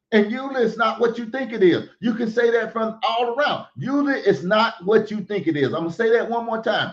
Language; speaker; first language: English; native; English